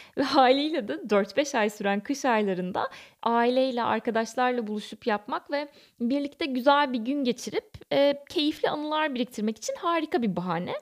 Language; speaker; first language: Turkish; native; Turkish